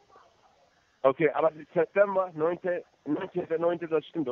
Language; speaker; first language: German; non-native, fluent; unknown